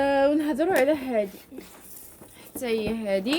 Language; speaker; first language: Arabic; native; Arabic